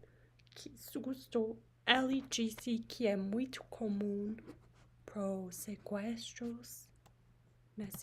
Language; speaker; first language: Portuguese; non-native, learner; English